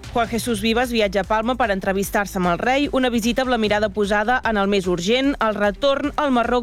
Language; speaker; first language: Catalan; native; Catalan